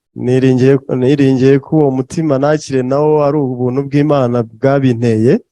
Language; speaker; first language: Kinyarwanda; native; Kinyarwanda